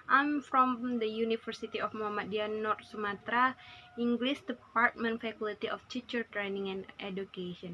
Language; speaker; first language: English; non-native, learner; Indonesian